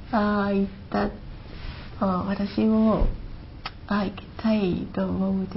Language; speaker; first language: Japanese; non-native, learner; Chinese